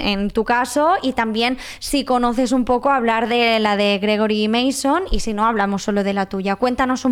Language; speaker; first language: Spanish; non-native, local second language; Catalan